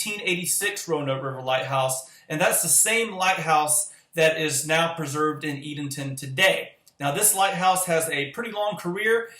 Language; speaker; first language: English; native; English